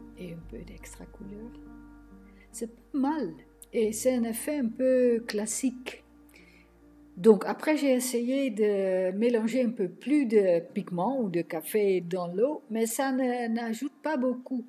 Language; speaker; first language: French; non-native, fluent; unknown